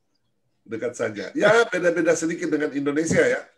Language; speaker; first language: Indonesian; native; Indonesian